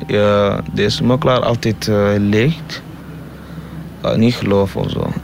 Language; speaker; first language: Dutch; non-native, learner; Somali